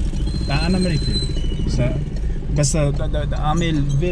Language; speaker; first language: Arabic; non-native, learner; English